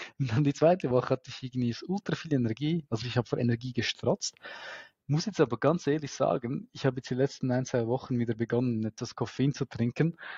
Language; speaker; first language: German; native; German